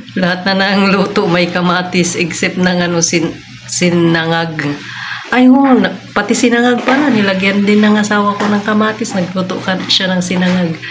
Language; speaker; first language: Filipino; non-native, local second language; Cebuano